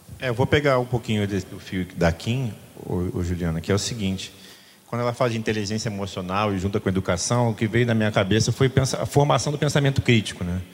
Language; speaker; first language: Portuguese; native; Portuguese